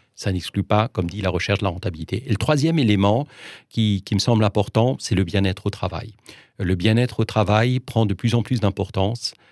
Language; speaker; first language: French; non-native, local second language; Swiss German